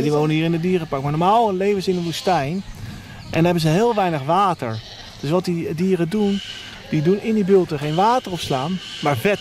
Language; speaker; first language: Dutch; native; Dutch